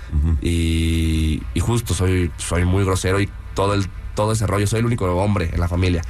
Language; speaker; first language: Spanish; native; Spanish